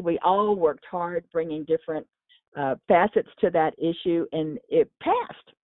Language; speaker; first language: English; native; English